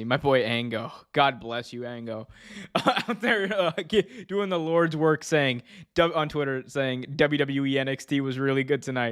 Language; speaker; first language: English; native; English